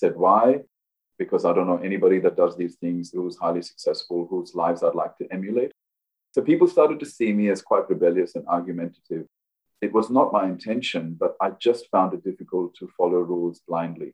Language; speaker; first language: English; non-native, local second language; Hindi